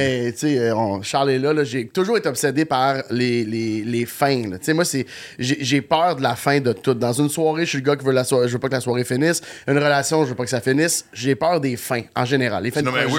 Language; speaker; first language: French; native; French